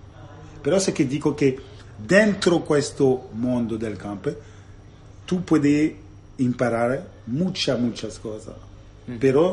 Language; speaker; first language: Italian; non-native, fluent; French